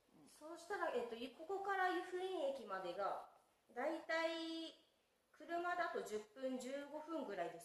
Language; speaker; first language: Japanese; native; Japanese